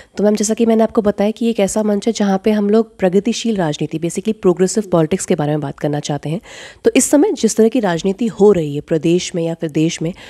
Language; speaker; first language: Hindi; native; Hindi